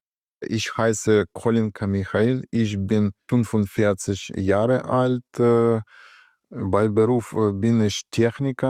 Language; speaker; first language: German; non-native, learner; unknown